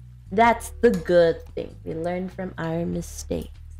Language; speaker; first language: English; early bilingual, other home language; Spanish